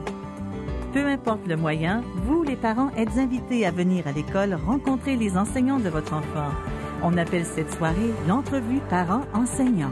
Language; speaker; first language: French; native; French